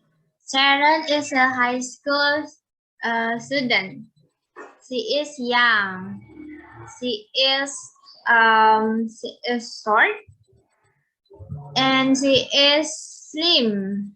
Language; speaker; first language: English; non-native, learner; Indonesian